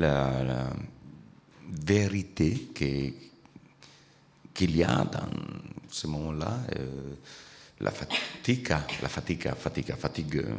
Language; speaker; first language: French; non-native, learner; Italian